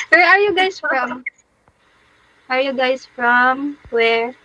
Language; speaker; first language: English; non-native, local second language; Filipino